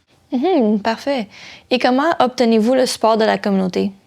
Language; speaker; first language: French; native; French